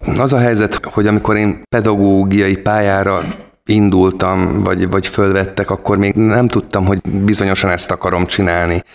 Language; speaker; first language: Hungarian; native; Hungarian